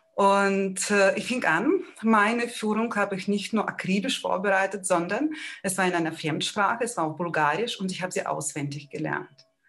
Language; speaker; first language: German; non-native, fluent; Ukrainian